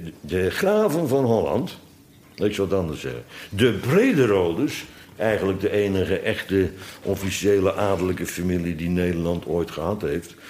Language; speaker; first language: Dutch; native; Dutch